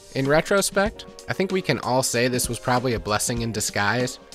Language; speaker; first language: English; native; English